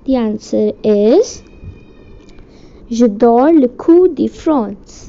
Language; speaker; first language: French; non-native, learner; Hindi